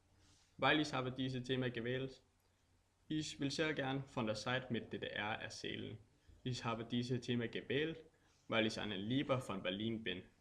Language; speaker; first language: German; non-native, learner; Danish